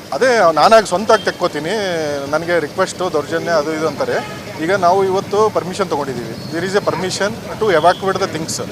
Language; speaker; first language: Kannada; native; Kannada